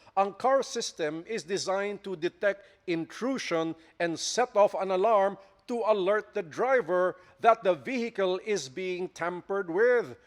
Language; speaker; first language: English; non-native, local second language; Filipino